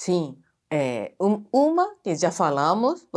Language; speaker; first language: Portuguese; non-native, fluent; Japanese